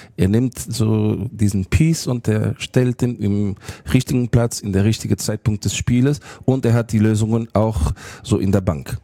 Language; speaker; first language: German; non-native, fluent; Portuguese